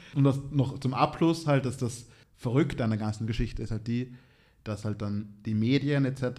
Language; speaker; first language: German; early bilingual, other home language; Swahili